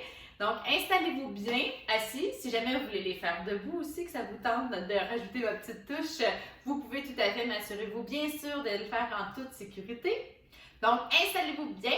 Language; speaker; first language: French; native; French